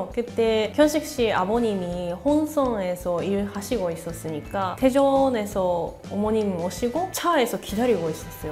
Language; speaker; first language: Korean; non-native, learner; Japanese